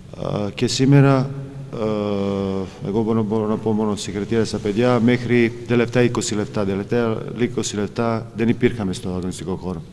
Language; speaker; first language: Greek; non-native, fluent; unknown